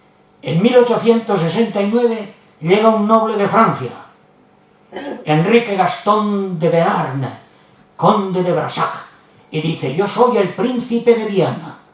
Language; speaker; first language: Spanish; native; Spanish